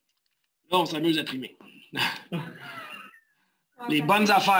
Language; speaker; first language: French; native; French